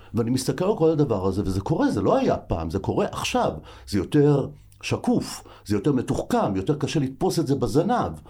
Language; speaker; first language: Hebrew; native; Hebrew